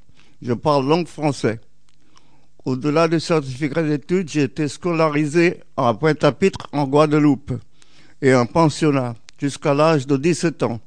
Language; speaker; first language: French; non-native, local second language; English